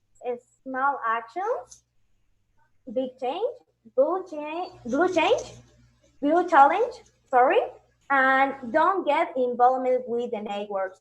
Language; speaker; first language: English; non-native, learner; Spanish